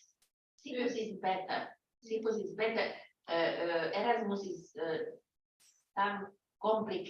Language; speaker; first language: English; non-native, learner; Slovak